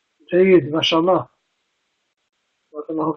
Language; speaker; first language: Arabic; non-native, fluent; English